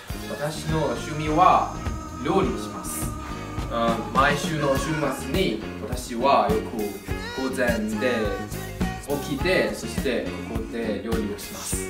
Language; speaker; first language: Japanese; non-native, learner; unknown